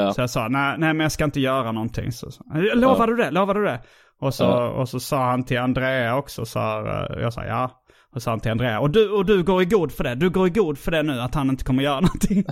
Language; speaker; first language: Swedish; native; Swedish